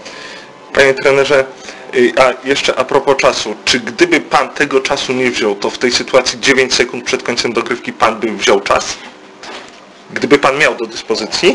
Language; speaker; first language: Polish; native; Polish